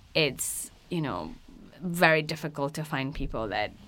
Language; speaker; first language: English; early bilingual, other home language; Persian